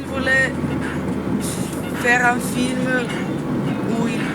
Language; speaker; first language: French; non-native, fluent; Slovenian